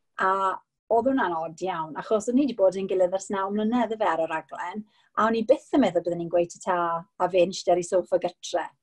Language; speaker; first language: Welsh; non-native, local second language; English